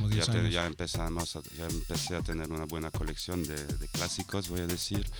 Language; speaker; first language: Spanish; non-native, fluent; French